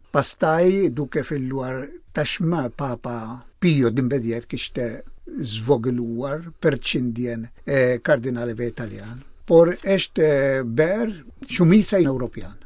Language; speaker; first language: Albanian; non-native, fluent; Maltese